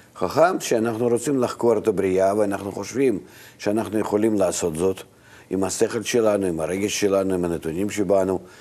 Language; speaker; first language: Hebrew; non-native, fluent; Russian